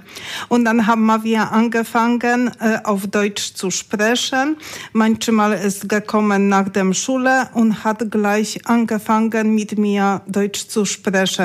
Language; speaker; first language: German; non-native, learner; Polish